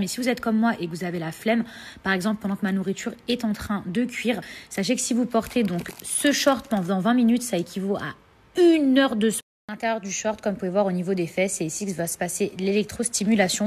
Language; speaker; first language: French; native; French